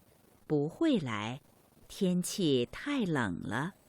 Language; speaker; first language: Chinese; non-native, learner; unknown